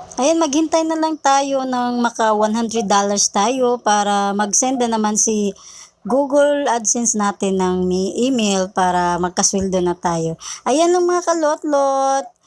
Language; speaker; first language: Filipino; native; Filipino